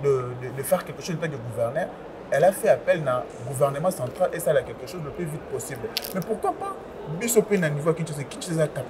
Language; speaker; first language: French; non-native, local second language; Lingala